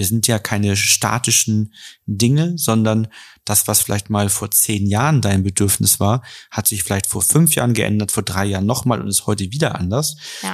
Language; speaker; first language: German; native; German